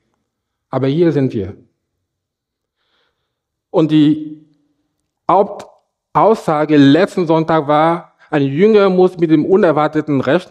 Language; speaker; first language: German; non-native, fluent; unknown